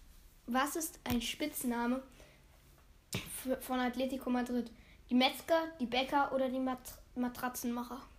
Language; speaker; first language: German; native; German